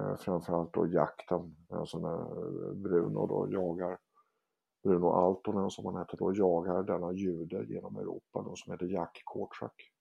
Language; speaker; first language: Swedish; native; Swedish